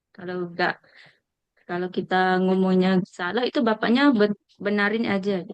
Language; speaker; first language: Indonesian; non-native, fluent; Malay